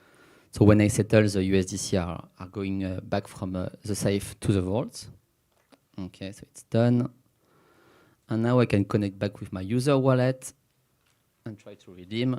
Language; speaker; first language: English; non-native, fluent; French